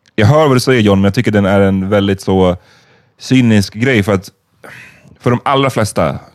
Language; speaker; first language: Swedish; native; Swedish